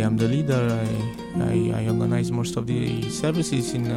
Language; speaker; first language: English; non-native, local second language; Igbo